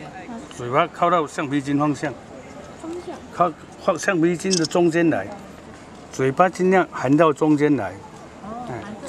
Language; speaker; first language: Chinese; native; Chinese